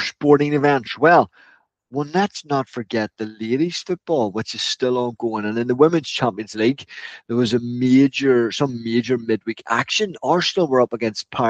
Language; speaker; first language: English; native; English